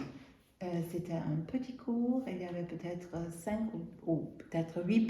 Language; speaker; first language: French; non-native, fluent; German